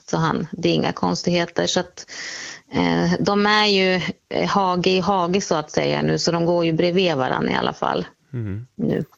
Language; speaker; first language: Swedish; native; Swedish